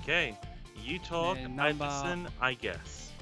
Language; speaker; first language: English; non-native, fluent; Japanese